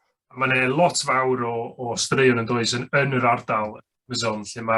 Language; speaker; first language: Welsh; native; Welsh